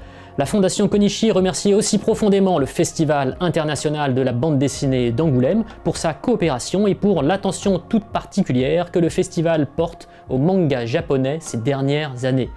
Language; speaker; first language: French; native; French